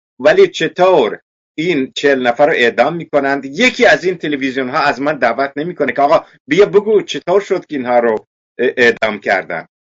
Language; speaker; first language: Persian; non-native, local second language; Baluchi